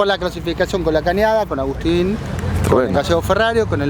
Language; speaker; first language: Spanish; native; Spanish